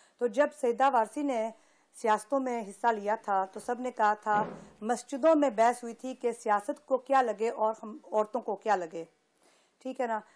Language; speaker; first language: Urdu; early bilingual, heritage; Urdu